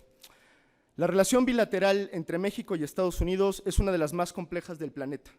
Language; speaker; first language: Spanish; native; Spanish